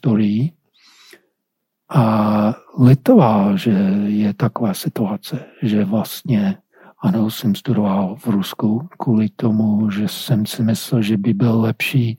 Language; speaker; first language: Czech; non-native, fluent; English